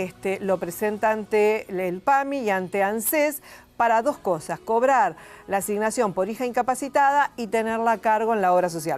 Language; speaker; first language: Spanish; native; Spanish